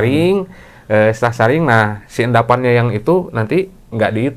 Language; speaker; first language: Indonesian; non-native, local second language; Sundanese